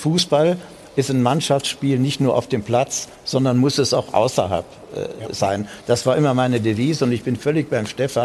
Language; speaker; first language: German; native; German